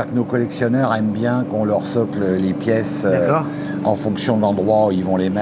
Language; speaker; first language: French; native; French